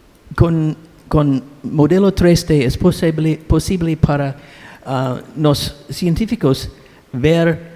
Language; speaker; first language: Spanish; non-native, learner; English